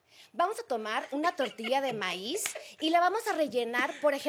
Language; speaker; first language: Spanish; native; Spanish